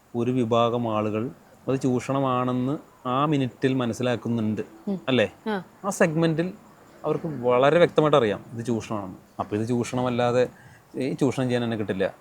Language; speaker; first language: Malayalam; native; Malayalam